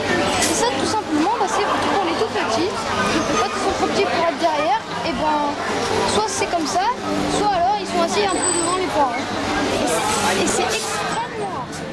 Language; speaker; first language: French; native; French